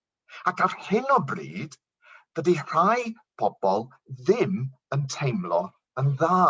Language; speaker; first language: Welsh; non-native, local second language; English